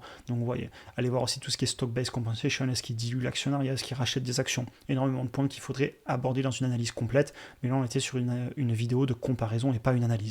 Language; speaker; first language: French; native; French